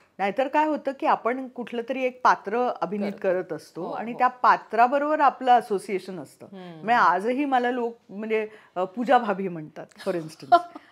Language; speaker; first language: Marathi; native; Marathi